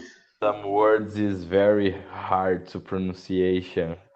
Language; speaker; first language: English; non-native, learner; Portuguese